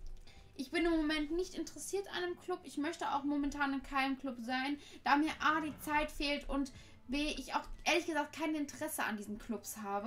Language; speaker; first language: German; native; German